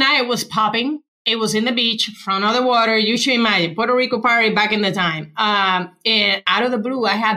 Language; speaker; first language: English; non-native, fluent; Spanish